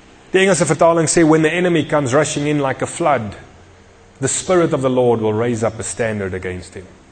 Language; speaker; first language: English; non-native, local second language; Afrikaans